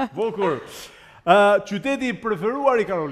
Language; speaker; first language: Albanian; native; Albanian